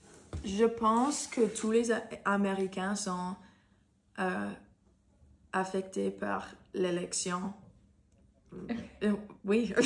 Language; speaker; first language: French; non-native, learner; English